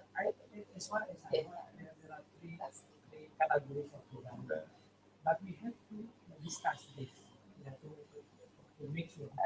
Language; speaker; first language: English; non-native, learner; Indonesian